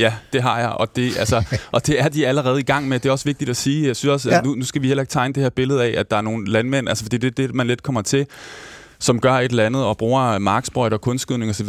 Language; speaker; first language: Danish; native; Danish